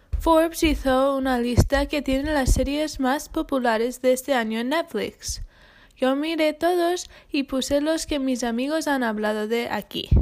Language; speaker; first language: Spanish; non-native, learner; English